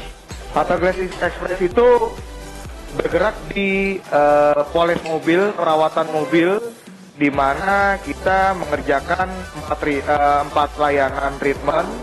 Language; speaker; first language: Malay; native; Malay